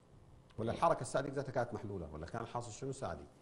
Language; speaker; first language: Arabic; native; Arabic